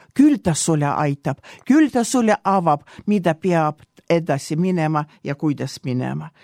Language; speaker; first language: Estonian; non-native, local second language; Russian